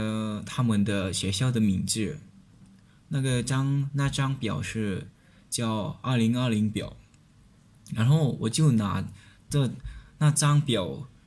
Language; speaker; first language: Chinese; non-native, learner; Lao